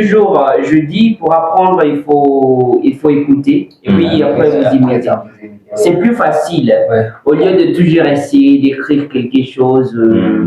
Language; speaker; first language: French; non-native, fluent; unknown